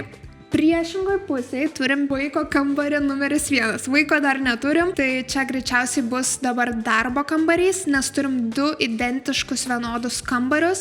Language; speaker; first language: Lithuanian; native; Lithuanian